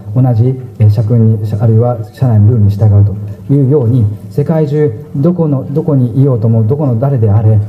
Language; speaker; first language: Japanese; native; Japanese